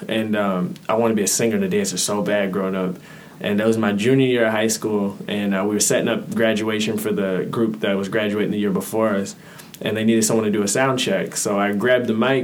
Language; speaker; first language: English; native; English